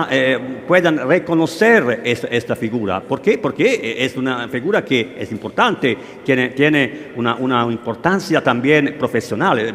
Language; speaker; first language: Spanish; non-native, learner; Italian